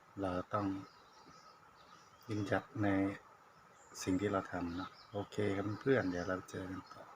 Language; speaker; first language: Thai; native; Thai